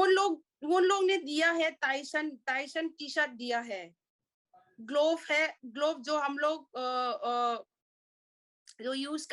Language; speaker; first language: Hindi; non-native, local second language; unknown